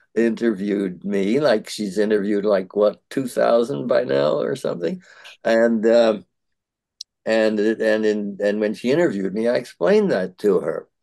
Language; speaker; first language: English; early bilingual, other home language; Yiddish